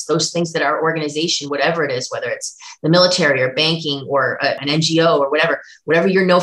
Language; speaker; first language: English; native; English